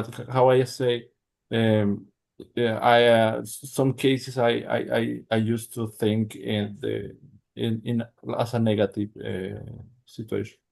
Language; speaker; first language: English; non-native, learner; Spanish